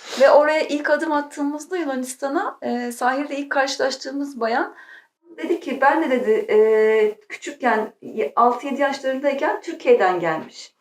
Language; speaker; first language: Turkish; native; Turkish